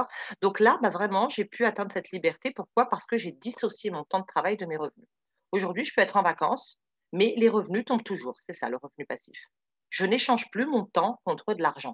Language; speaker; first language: French; native; French